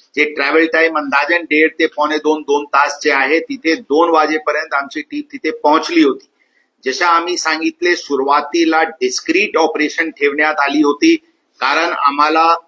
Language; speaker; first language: Marathi; non-native, local second language; Hindi